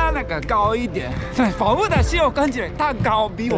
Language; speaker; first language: Chinese; non-native, learner; Japanese